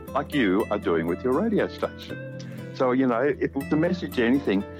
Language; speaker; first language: English; native; English